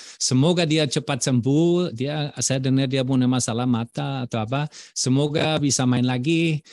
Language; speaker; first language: Indonesian; non-native, fluent; German